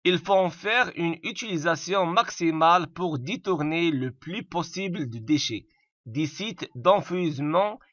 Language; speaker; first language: French; non-native, local second language; Arabic